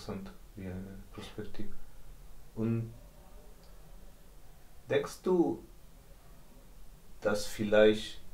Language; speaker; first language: German; non-native, learner; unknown